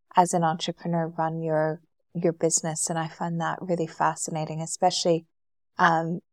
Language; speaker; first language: English; native; English